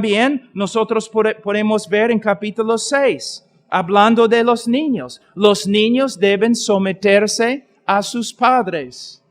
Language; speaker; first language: Spanish; non-native, fluent; English